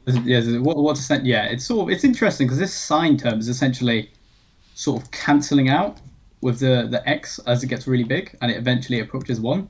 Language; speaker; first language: English; native; English